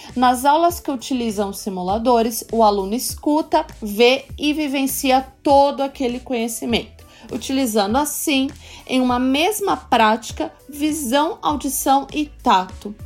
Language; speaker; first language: Portuguese; native; Portuguese